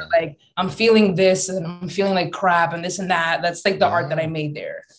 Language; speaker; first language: English; native; English